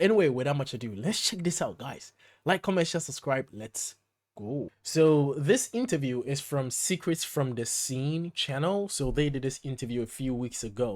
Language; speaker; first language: English; native; English